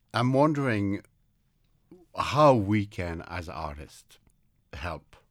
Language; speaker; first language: English; non-native, fluent; French